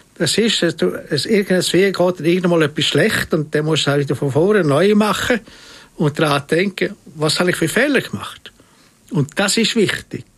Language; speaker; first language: German; native; German